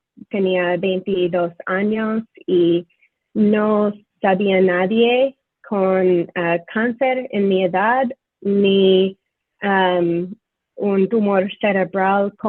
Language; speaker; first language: Spanish; non-native, fluent; English